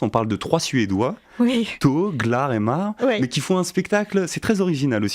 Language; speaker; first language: French; native; French